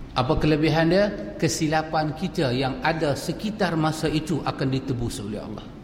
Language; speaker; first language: Malay; native; Malay